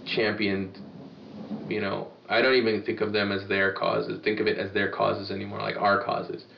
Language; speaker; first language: English; native; English